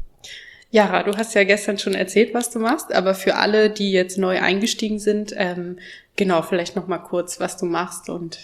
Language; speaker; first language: German; native; German